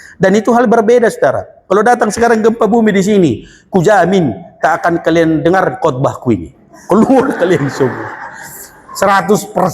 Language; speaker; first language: Indonesian; non-native, local second language; Batak Toba